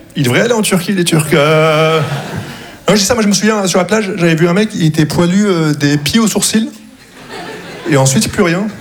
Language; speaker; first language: French; non-native, local second language; Arabic